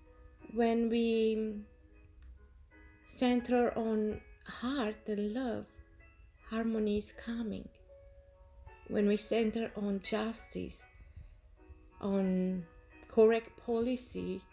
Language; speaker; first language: English; non-native, fluent; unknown